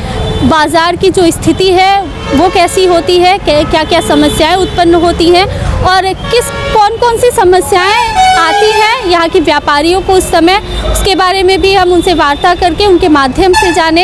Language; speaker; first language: Hindi; native; Hindi